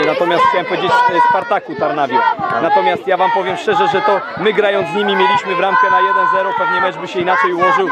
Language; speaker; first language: Polish; native; Polish